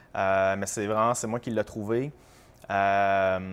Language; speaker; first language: French; native; French